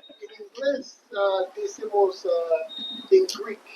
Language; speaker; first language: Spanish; non-native, learner; English